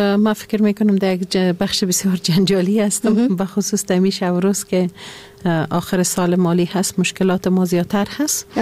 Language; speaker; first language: Persian; native; Persian